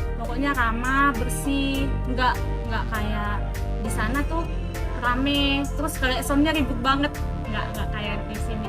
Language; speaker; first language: Indonesian; native; Indonesian